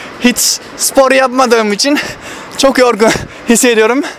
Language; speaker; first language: Turkish; non-native, learner; Japanese